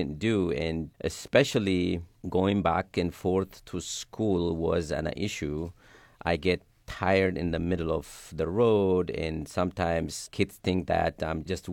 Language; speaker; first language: English; non-native, fluent; Sidamo